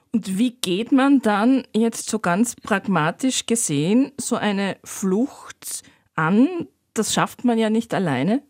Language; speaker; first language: German; native; German